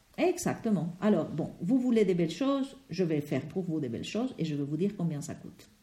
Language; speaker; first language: French; non-native, fluent; Spanish